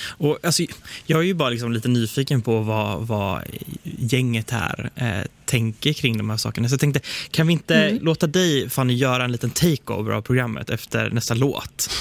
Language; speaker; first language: Swedish; early bilingual, other home language; Finnish